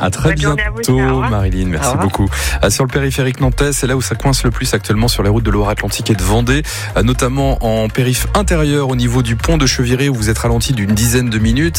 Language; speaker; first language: French; native; French